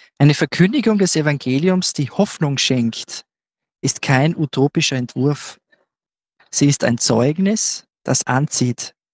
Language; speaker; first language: German; native; German